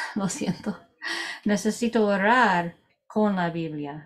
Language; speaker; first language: Spanish; non-native, learner; English